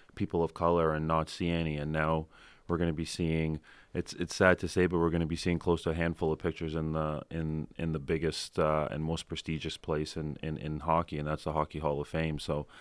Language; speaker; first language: English; early bilingual, other home language; Ukrainian